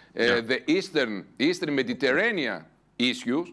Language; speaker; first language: English; non-native, fluent; Greek